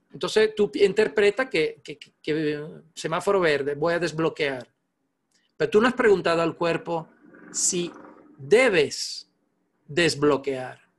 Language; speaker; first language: Spanish; non-native, fluent; Italian